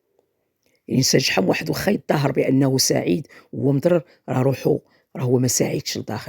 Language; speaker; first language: Arabic; native; Arabic